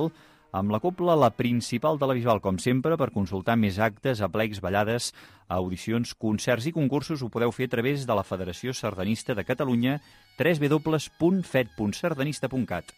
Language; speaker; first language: Catalan; native; Catalan